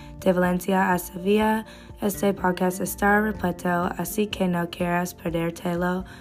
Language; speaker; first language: Spanish; non-native, learner; English